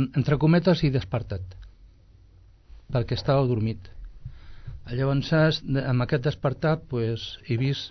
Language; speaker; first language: Catalan; non-native, local second language; Spanish